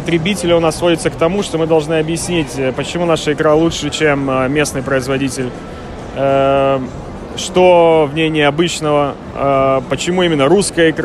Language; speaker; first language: Russian; native; Russian